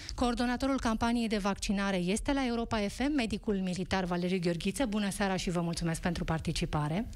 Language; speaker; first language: Romanian; native; Romanian